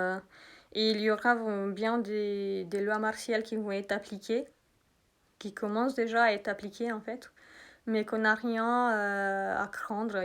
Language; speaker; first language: French; native; French